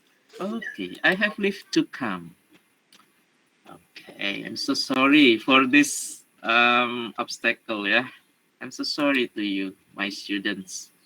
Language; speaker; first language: English; non-native, learner; Indonesian